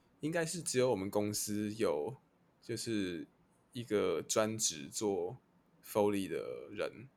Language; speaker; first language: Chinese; native; Chinese